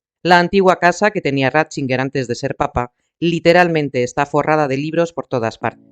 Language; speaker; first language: Spanish; native; Spanish